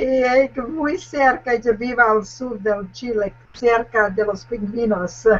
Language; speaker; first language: Spanish; non-native, learner; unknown